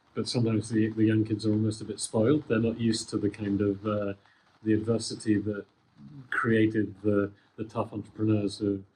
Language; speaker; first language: English; native; English